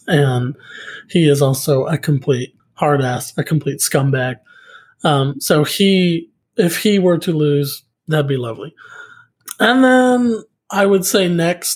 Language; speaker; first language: English; native; English